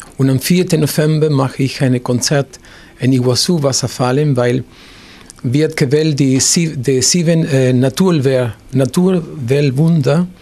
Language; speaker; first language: German; non-native, fluent; Spanish